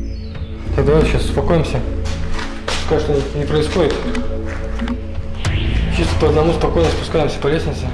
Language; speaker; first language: Russian; native; Russian